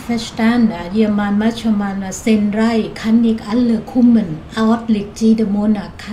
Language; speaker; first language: German; non-native, learner; Thai